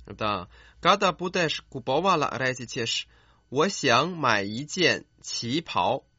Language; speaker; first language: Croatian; non-native, fluent; Chinese